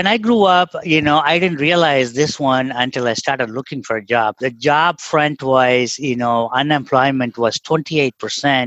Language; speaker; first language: English; non-native, local second language; Tamil